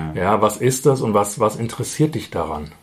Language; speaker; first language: German; native; German